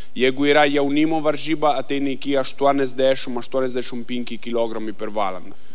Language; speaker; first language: Lithuanian; non-native, fluent; Italian